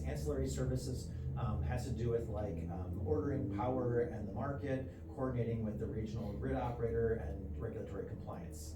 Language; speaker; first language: English; native; English